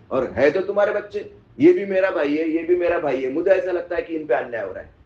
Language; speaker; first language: Hindi; non-native, local second language; Marathi